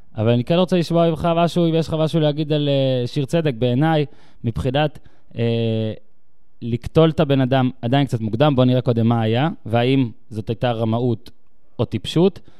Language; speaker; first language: Hebrew; native; Hebrew